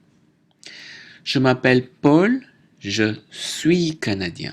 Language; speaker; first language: French; native; French